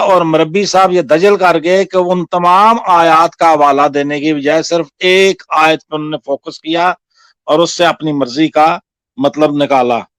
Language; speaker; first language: Urdu; non-native, local second language; Punjabi